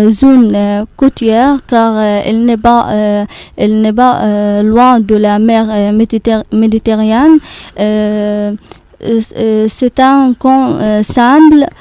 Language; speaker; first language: French; non-native, learner; Arabic